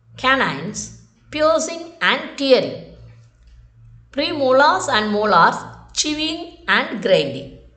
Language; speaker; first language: English; non-native, local second language; Tamil